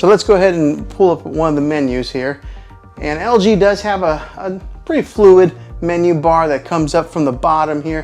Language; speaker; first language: English; native; English